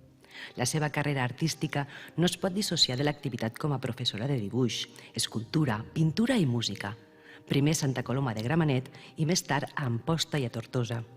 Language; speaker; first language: Catalan; native; Catalan